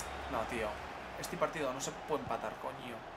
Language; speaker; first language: Spanish; native; Spanish